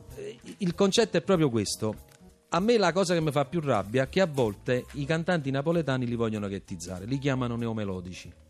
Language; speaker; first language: Italian; native; Italian